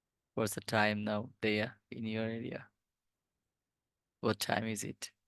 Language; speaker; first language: English; non-native, fluent; Bangla